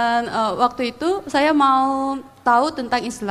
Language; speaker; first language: Indonesian; non-native, fluent; Korean